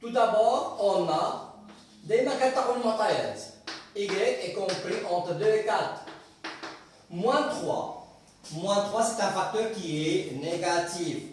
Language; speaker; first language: French; non-native, local second language; Arabic